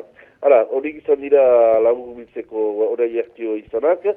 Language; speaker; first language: Basque; native; Basque